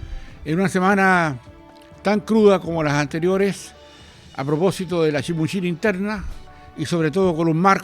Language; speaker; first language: Spanish; native; Spanish